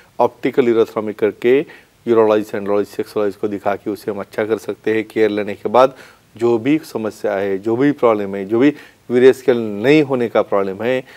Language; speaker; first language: Hindi; non-native, local second language; Marathi